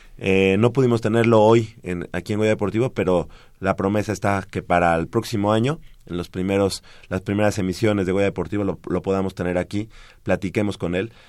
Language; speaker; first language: Spanish; native; Spanish